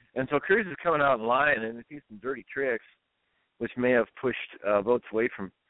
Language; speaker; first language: English; native; English